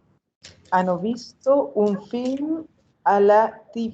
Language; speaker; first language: Italian; non-native, learner; Spanish